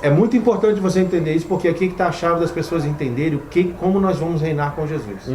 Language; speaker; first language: Portuguese; native; Portuguese